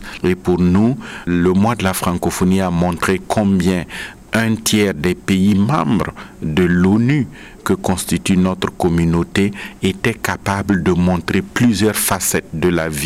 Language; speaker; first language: French; non-native, local second language; Mossi